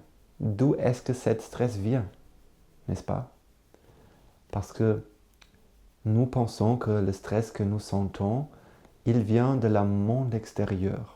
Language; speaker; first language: French; non-native, learner; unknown